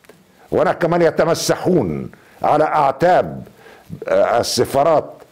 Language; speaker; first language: Arabic; native; Arabic